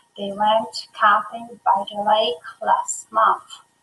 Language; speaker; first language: English; non-native, fluent; Mongolian